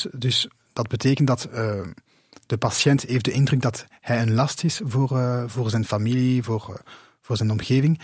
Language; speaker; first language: Dutch; non-native, local second language; French